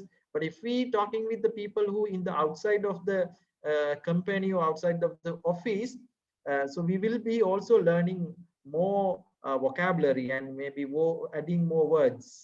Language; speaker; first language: English; non-native, fluent; Sinhala